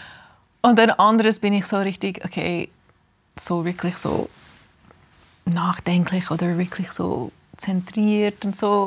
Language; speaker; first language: German; early bilingual, heritage; English